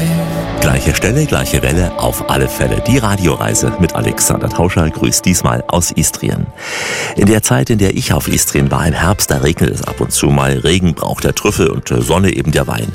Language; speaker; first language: German; native; German